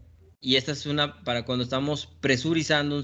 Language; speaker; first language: Spanish; native; Spanish